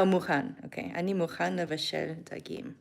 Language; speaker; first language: Hebrew; non-native, learner; English